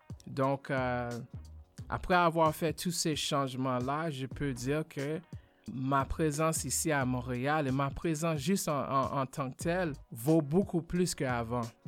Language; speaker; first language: French; non-native, fluent; English